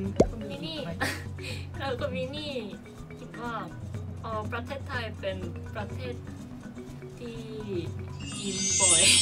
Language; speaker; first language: Thai; non-native, learner; Korean